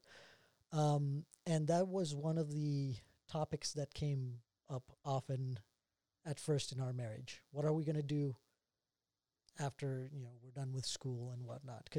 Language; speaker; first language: English; non-native, fluent; Spanish